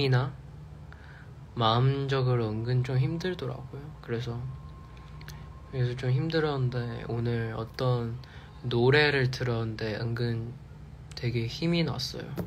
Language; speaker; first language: Korean; non-native, fluent; Chinese